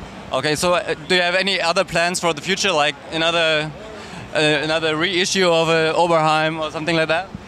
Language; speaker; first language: English; non-native, fluent; German